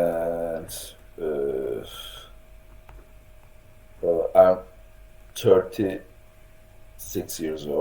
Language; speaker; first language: English; non-native, learner; Turkish